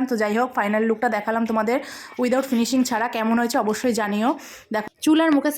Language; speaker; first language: Bangla; native; Bangla